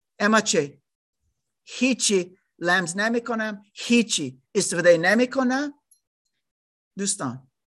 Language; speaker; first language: Persian; non-native, learner; German